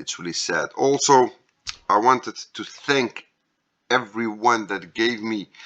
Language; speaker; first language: English; non-native, fluent; Dutch